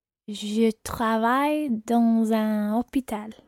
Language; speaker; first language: French; non-native, learner; English